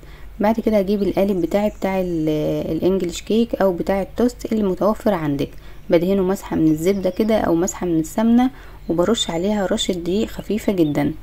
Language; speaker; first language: Arabic; native; Arabic